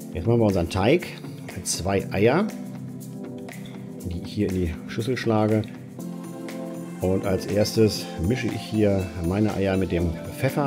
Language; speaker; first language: German; native; German